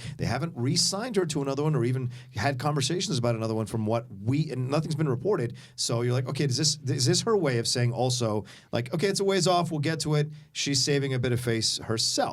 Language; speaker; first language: English; native; English